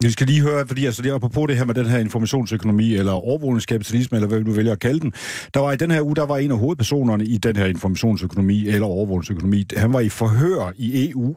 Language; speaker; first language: Danish; native; Danish